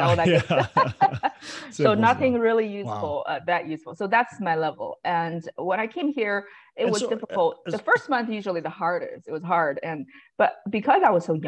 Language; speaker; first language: English; non-native, fluent; Chinese